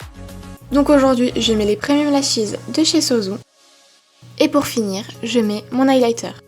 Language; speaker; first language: French; native; French